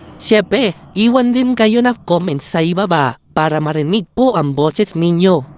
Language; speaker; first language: Filipino; native; Filipino